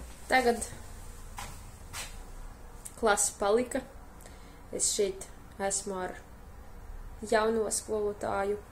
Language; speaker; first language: Latvian; non-native, fluent; Russian